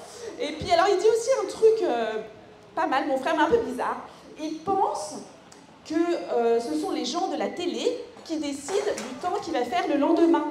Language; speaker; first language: French; native; French